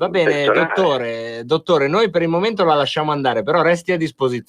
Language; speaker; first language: Italian; native; Italian